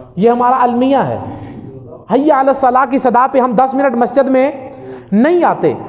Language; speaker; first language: Urdu; non-native, local second language; Punjabi